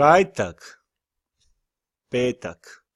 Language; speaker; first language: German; non-native, fluent; Serbian